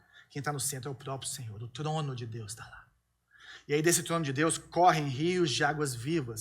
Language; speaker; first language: Portuguese; native; Portuguese